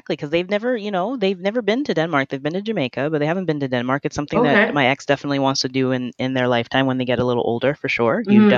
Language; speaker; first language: English; native; English